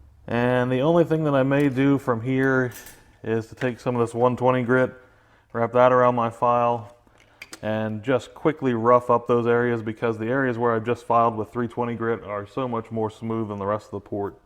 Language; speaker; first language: English; native; English